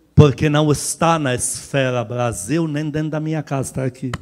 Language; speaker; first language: Portuguese; non-native, fluent; Arabic